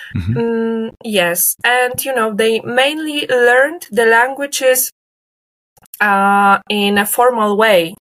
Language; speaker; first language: English; non-native, fluent; Polish